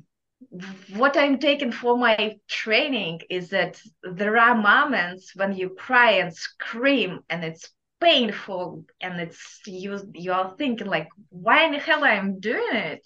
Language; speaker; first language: English; non-native, fluent; Russian